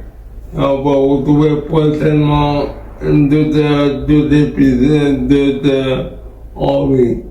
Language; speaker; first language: French; non-native, learner; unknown